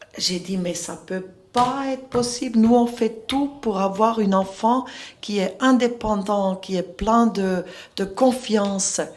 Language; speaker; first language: French; non-native, local second language; Swiss German